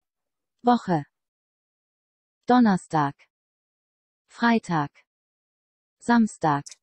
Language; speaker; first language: German; non-native, learner; Vietnamese